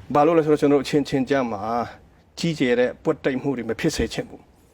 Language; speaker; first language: Burmese; non-native, local second language; Hakha Chin